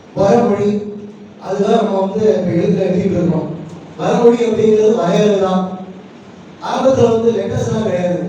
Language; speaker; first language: Tamil; non-native, local second language; Malayalam